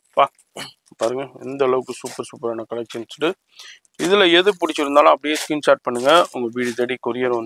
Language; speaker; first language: Tamil; native; Tamil